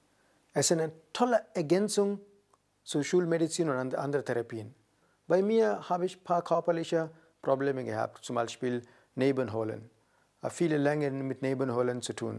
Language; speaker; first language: German; non-native, learner; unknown